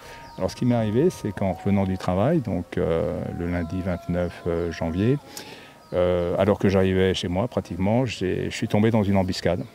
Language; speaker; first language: French; native; French